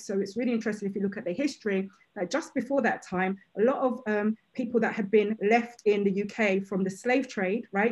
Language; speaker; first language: English; native; English